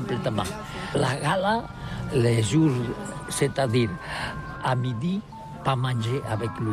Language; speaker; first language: French; non-native, learner; Catalan